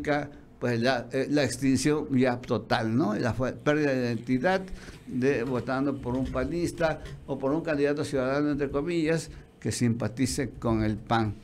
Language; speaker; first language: Spanish; native; Spanish